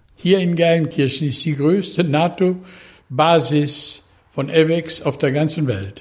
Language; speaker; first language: German; native; German